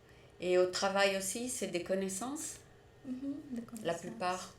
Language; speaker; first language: French; native; French